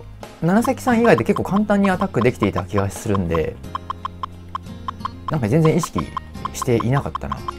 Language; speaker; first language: Japanese; native; Japanese